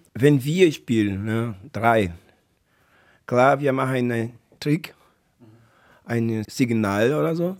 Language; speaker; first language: German; non-native, learner; Portuguese